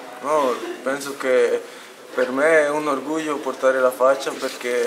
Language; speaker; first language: Italian; non-native, fluent; Spanish